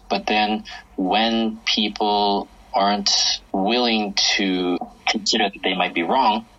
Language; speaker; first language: English; native; English